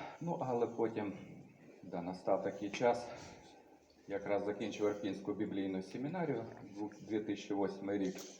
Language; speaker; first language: Ukrainian; native; Ukrainian